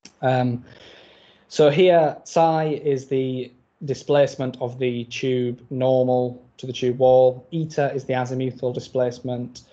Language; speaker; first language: English; native; English